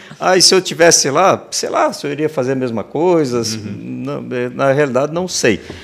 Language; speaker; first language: Portuguese; native; Portuguese